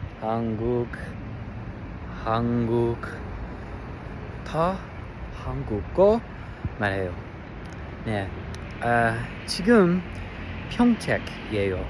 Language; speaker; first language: Korean; non-native, learner; English